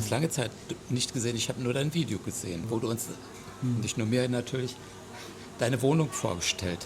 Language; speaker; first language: German; native; German